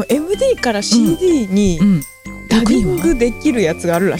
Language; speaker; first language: Japanese; native; Japanese